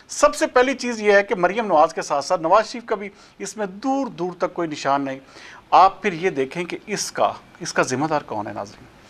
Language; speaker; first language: Urdu; native; Urdu